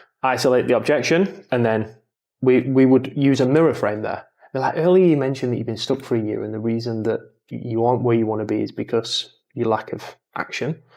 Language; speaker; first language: English; native; English